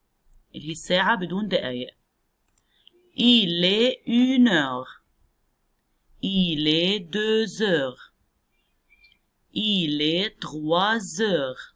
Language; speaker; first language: French; non-native, fluent; Arabic